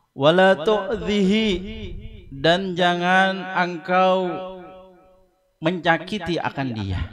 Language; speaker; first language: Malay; non-native, local second language; Banjar